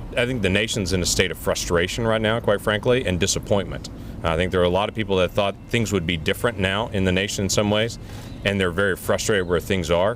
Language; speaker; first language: English; native; English